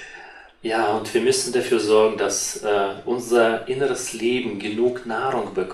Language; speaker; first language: German; non-native, fluent; Russian